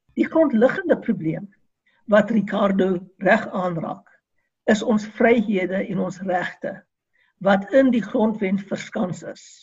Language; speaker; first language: Afrikaans; non-native, local second language; English